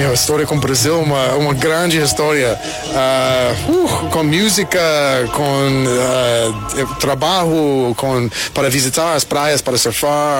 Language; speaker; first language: Portuguese; non-native, learner; English